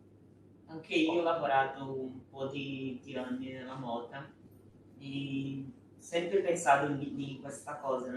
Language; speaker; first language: Italian; non-native, fluent; Portuguese